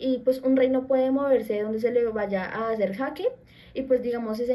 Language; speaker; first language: Spanish; native; Spanish